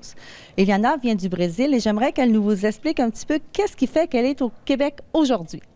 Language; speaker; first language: French; native; French